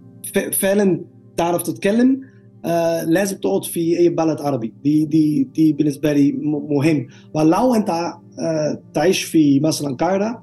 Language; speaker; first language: Arabic; non-native, learner; Dutch